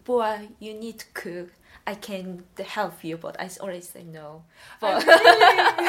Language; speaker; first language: English; non-native, learner; Korean